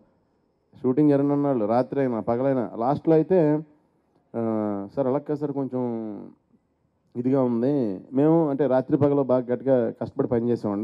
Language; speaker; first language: Telugu; native; Telugu